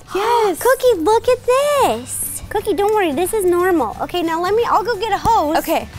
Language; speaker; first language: English; native; English